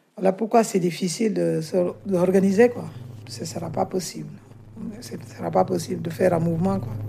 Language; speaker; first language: French; non-native, learner; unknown